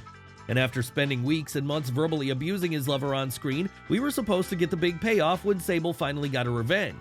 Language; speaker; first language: English; native; English